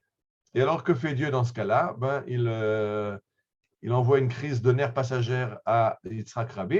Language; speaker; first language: French; native; French